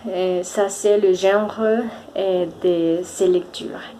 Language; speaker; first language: French; non-native, fluent; Spanish